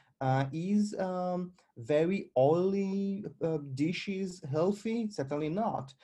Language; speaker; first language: English; non-native, fluent; French